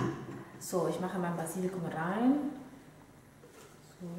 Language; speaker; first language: German; non-native, fluent; Italian